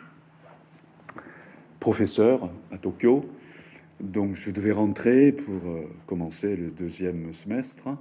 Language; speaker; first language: French; non-native, fluent; Japanese